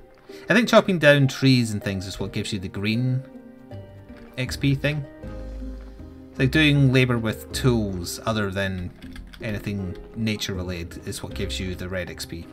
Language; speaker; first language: English; native; English